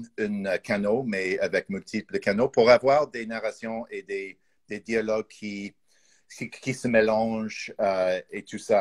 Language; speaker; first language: French; non-native, fluent; English